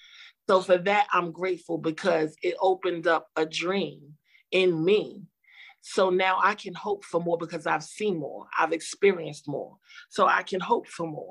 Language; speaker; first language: English; native; English